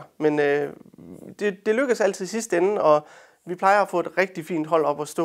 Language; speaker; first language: Danish; native; Danish